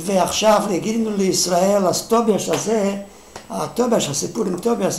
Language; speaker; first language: Hebrew; non-native, fluent; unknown